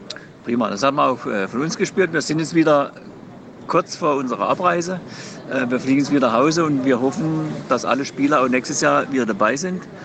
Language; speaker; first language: German; native; German